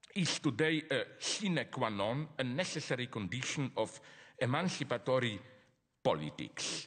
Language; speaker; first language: English; non-native, fluent; Slovenian